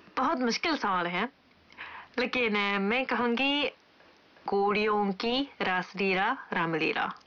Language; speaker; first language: Hindi; non-native, fluent; Japanese